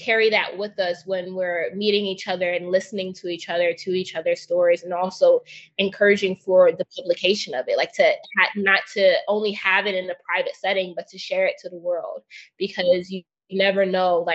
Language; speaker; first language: English; native; English